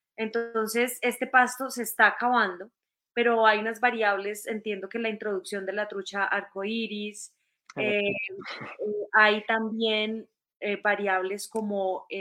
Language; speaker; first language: Spanish; native; Spanish